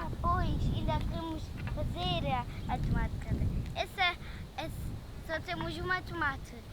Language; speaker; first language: Portuguese; non-native, learner; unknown